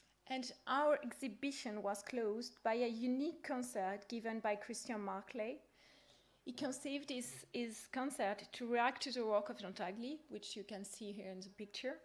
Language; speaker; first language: English; non-native, fluent; French